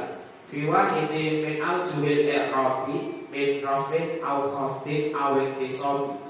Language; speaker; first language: Arabic; non-native, learner; Indonesian